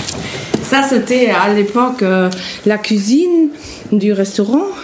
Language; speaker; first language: French; non-native, fluent; German